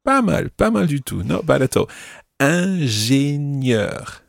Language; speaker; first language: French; non-native, fluent; English